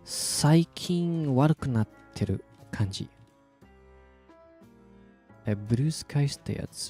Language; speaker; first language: Japanese; non-native, fluent; Indonesian